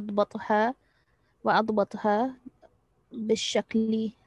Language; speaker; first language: Arabic; non-native, learner; Urdu